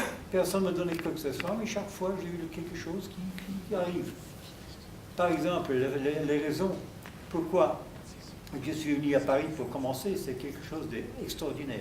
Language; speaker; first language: French; non-native, fluent; German